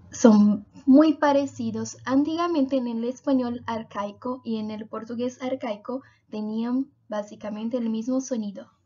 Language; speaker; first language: Spanish; non-native, fluent; Portuguese